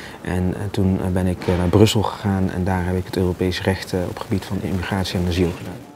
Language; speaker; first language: Dutch; early bilingual, other home language; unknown